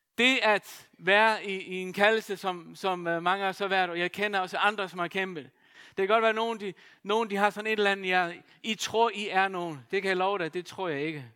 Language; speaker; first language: Danish; non-native, local second language; Faroese